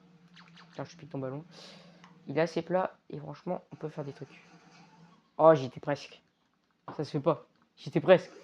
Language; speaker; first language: French; native; French